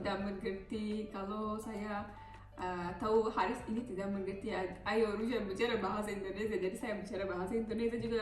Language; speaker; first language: Indonesian; non-native, learner; Turkish